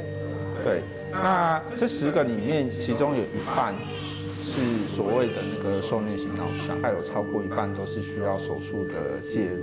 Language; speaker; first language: Chinese; native; Chinese